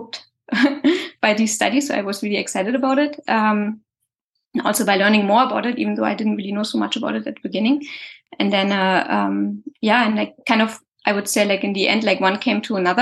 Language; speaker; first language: English; non-native, fluent; German